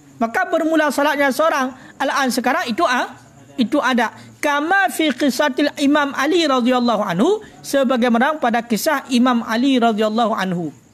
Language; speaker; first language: Malay; non-native, local second language; Achinese